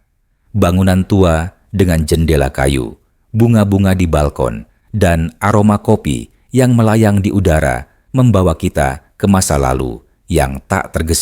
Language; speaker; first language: Indonesian; native; Indonesian